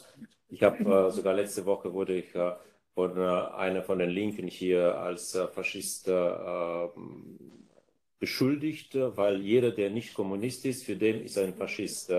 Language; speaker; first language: German; non-native, fluent; Bulgarian